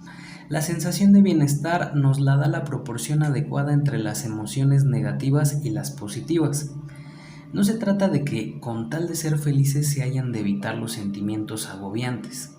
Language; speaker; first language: Spanish; native; Spanish